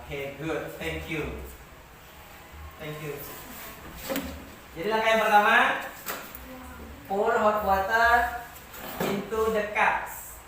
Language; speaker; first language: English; non-native, learner; Indonesian